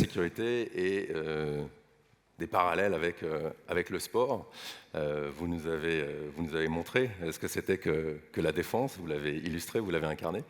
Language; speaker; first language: French; native; French